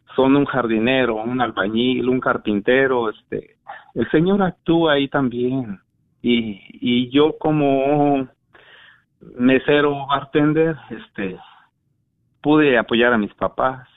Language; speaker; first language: Spanish; native; Spanish